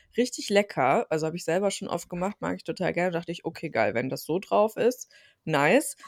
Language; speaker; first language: German; early bilingual, other home language; Turkish